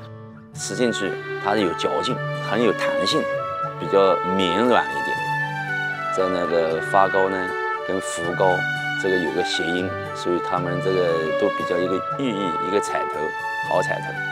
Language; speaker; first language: Chinese; native; Chinese